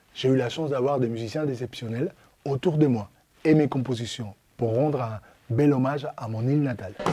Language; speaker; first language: French; non-native, fluent; Spanish